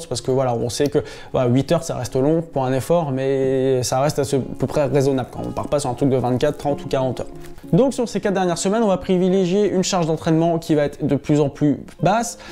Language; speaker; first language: French; native; French